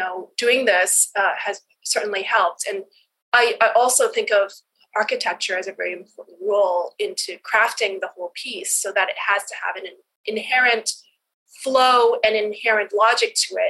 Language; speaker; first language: English; native; English